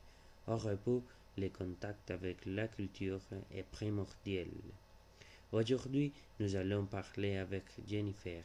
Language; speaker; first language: French; non-native, learner; Spanish